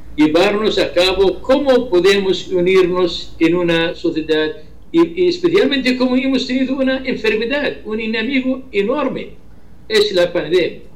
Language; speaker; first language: Spanish; non-native, fluent; Arabic